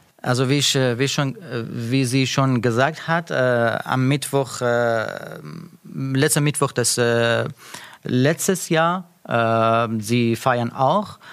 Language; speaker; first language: German; non-native, learner; Persian